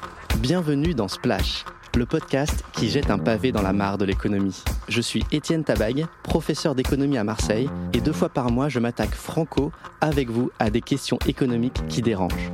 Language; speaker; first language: French; native; French